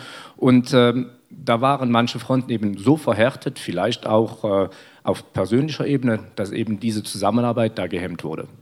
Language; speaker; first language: German; native; German